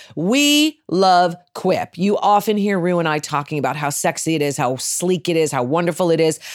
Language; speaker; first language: English; native; English